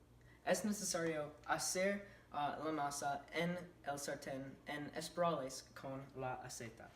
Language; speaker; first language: Spanish; non-native, learner; English